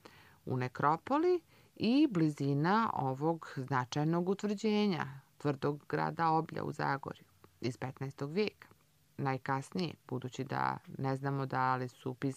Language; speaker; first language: Croatian; native; Croatian